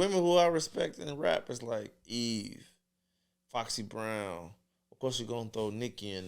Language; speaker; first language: English; native; English